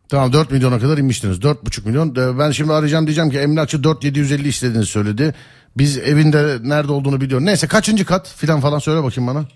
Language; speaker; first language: Turkish; native; Turkish